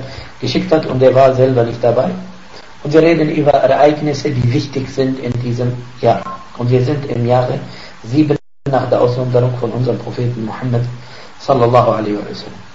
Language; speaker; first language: German; non-native, fluent; Arabic